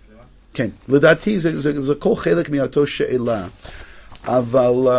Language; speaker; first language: Hebrew; non-native, fluent; English